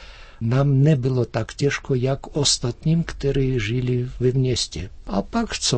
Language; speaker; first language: Czech; early bilingual, heritage; Czech